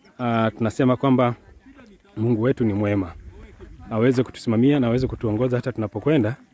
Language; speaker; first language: Swahili; native; Swahili